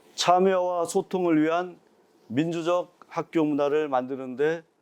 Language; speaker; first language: Korean; native; Korean